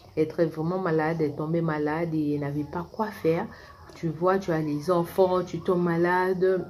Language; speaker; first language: French; non-native, local second language; Lingala